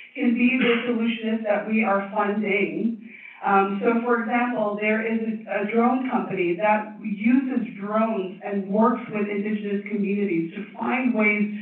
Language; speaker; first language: English; non-native, fluent; Chinese